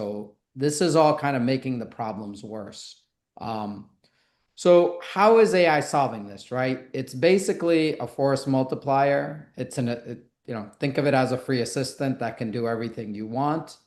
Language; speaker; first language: English; native; English